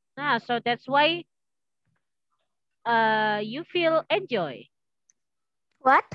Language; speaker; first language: English; non-native, learner; Indonesian